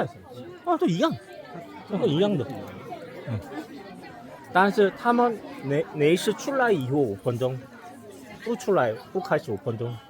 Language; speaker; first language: Chinese; non-native, fluent; Korean